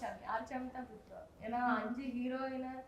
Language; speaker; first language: Tamil; non-native, fluent; Malayalam